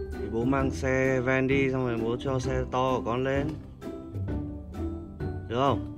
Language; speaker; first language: Vietnamese; native; Vietnamese